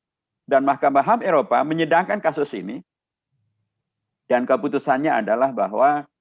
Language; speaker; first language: Indonesian; native; Indonesian